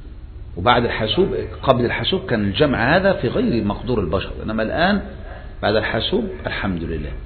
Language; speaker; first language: Arabic; native; Arabic